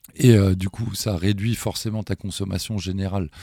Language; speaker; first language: French; non-native, fluent; German